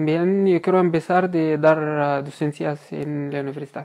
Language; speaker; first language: Spanish; non-native, fluent; Arabic